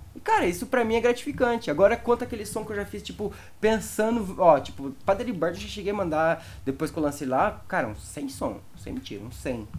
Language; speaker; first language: Portuguese; native; Portuguese